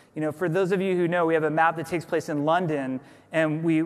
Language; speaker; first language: English; native; English